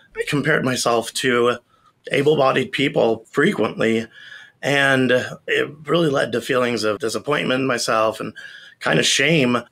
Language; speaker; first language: English; native; English